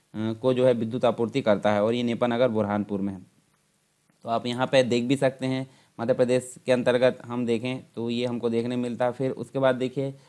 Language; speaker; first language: Hindi; native; Hindi